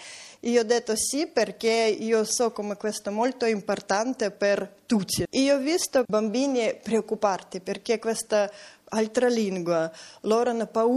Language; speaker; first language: Italian; non-native, learner; Ukrainian